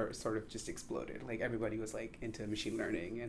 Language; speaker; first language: English; non-native, local second language; Tamil